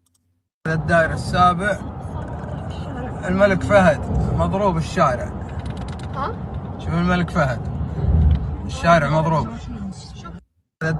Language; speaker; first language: Arabic; native; Arabic